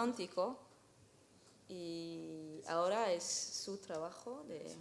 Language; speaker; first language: Spanish; non-native, learner; French